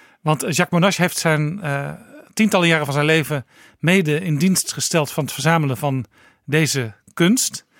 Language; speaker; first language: Dutch; native; Dutch